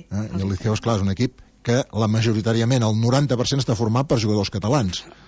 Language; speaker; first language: Catalan; native; Catalan